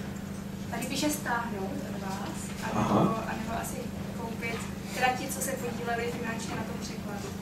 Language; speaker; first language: Czech; native; Czech